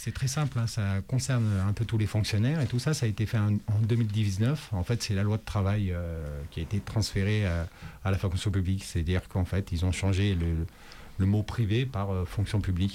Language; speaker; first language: French; native; French